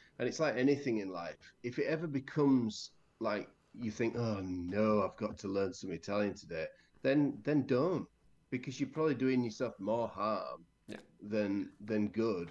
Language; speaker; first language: English; native; English